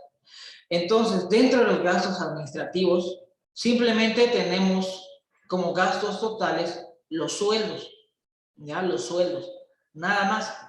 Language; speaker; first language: Spanish; native; Spanish